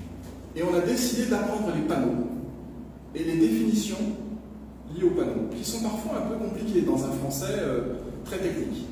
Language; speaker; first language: French; native; French